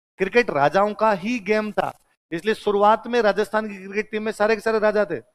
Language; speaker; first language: Hindi; native; Hindi